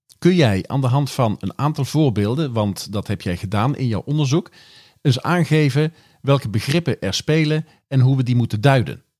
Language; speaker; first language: Dutch; native; Dutch